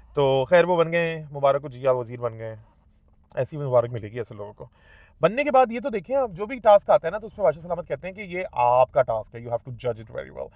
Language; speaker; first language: Urdu; native; Urdu